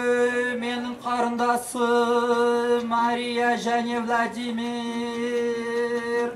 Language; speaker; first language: Kazakh; non-native, local second language; Russian